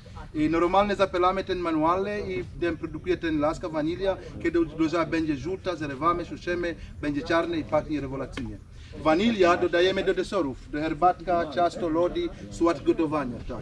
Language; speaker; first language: Polish; non-native, learner; Swahili